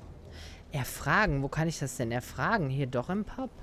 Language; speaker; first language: German; native; German